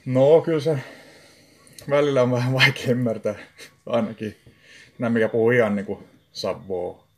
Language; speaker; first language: Finnish; non-native, local second language; Swedish